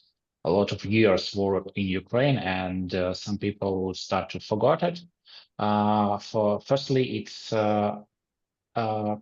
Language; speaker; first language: English; non-native, learner; Ukrainian